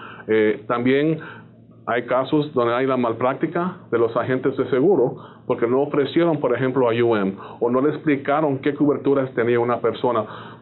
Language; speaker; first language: Spanish; native; Spanish